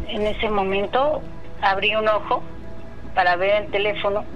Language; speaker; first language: Spanish; native; Spanish